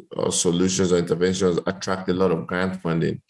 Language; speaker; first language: English; non-native, local second language; Yoruba